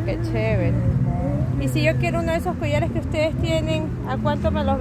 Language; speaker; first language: Spanish; native; Spanish